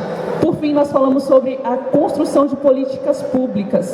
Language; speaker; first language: Portuguese; native; Portuguese